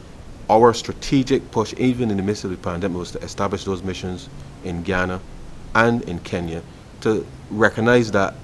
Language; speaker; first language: English; native; English